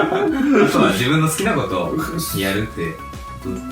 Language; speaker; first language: Japanese; native; Japanese